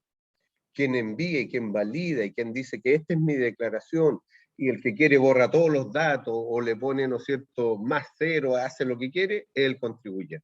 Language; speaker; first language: Spanish; native; Spanish